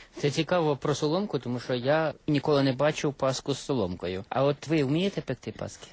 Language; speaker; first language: Ukrainian; native; Ukrainian